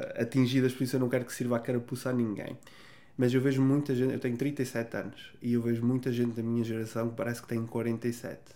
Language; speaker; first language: Portuguese; native; Portuguese